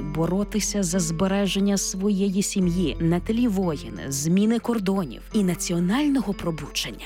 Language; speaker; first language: Ukrainian; native; Ukrainian